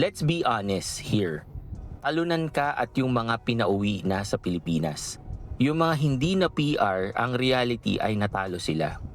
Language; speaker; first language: Filipino; native; Filipino